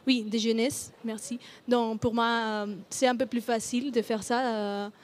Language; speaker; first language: French; non-native, learner; Spanish